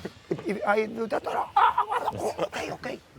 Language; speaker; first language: English; non-native, fluent; Spanish